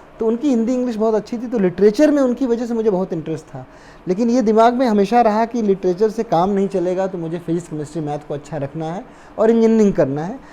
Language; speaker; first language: Hindi; native; Hindi